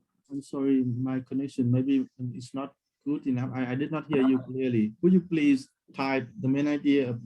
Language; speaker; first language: English; non-native, learner; Vietnamese